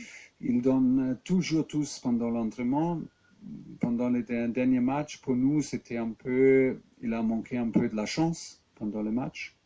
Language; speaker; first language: French; non-native, fluent; German